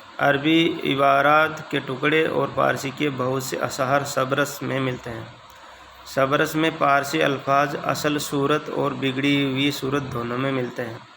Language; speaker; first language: Urdu; native; Urdu